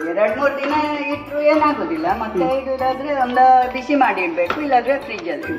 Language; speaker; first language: Kannada; non-native, local second language; Konkani